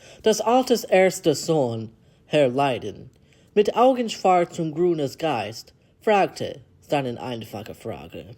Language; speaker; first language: German; non-native, learner; English